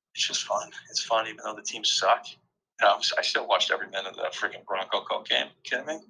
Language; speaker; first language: English; native; English